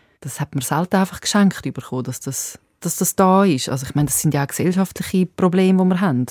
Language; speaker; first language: German; early bilingual, other home language; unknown